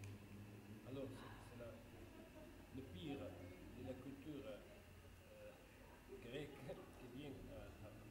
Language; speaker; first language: French; non-native, fluent; Italian